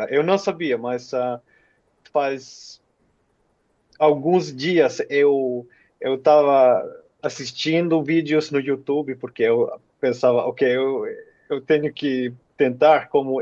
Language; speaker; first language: Portuguese; non-native, fluent; Finnish